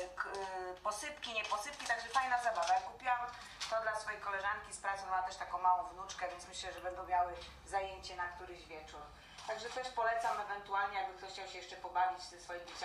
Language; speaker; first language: Polish; native; Polish